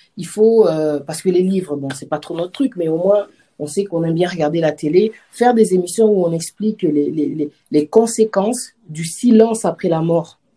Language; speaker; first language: French; native; French